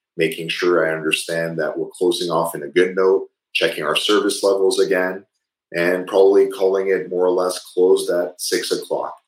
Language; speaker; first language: English; early bilingual, other home language; French